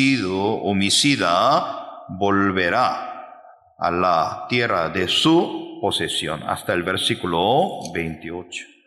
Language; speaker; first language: Spanish; non-native, fluent; Korean